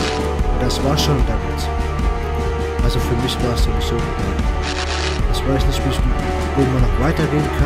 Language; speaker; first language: German; native; German